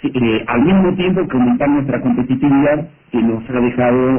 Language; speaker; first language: Spanish; native; Spanish